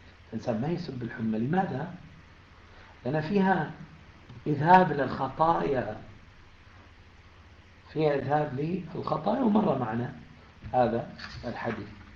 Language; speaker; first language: Arabic; native; Arabic